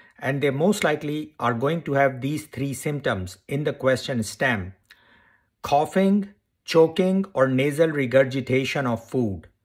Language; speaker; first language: English; native; English